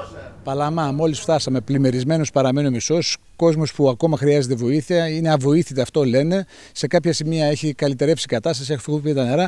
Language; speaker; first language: Greek; native; Greek